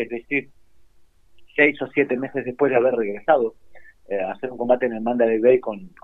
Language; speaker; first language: Spanish; native; Spanish